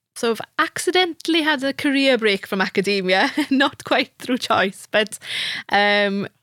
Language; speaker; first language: English; non-native, local second language; Welsh